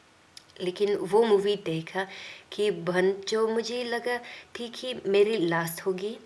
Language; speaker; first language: Hindi; non-native, learner; English